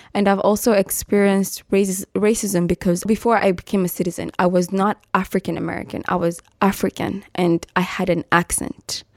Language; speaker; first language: English; non-native, local second language; Meru